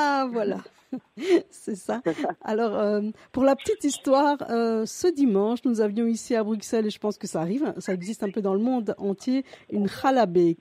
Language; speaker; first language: French; native; French